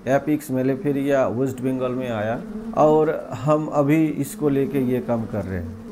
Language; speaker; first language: Hindi; non-native, local second language; Bangla